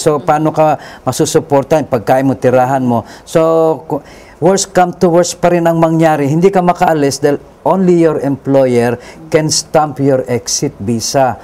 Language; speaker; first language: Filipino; non-native, local second language; Bikol